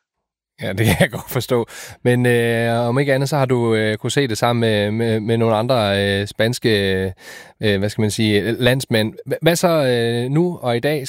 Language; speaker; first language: Danish; native; Danish